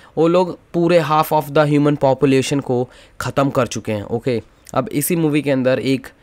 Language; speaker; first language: Hindi; native; Hindi